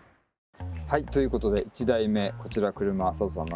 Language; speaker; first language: Japanese; native; Japanese